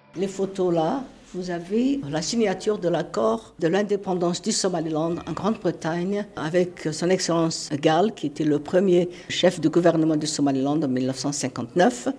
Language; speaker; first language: French; non-native, fluent; Somali